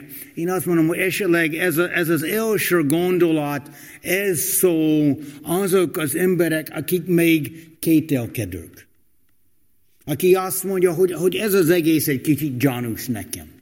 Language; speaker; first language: Hungarian; non-native, fluent; English